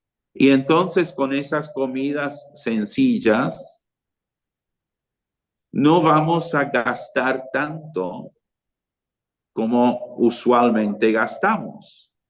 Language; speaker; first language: Spanish; non-native, fluent; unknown